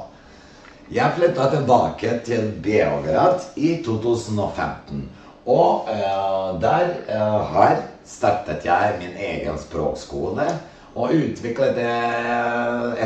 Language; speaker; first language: Norwegian; non-native, fluent; Serbian